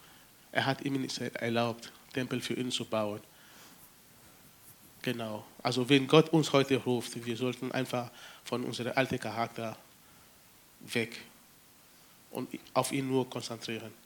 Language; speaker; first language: German; non-native, fluent; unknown